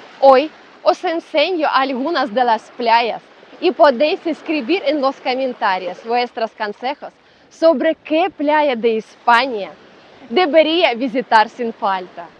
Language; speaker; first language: Spanish; non-native, learner; Ukrainian